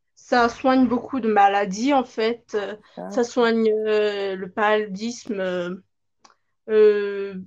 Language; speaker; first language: French; non-native, local second language; Malagasy